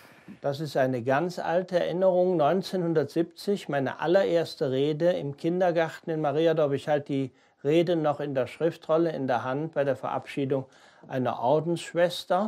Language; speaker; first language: German; native; German